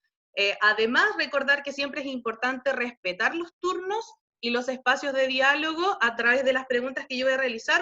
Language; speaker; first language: Spanish; native; Spanish